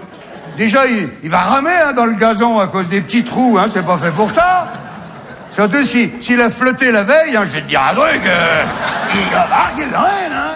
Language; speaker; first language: French; native; French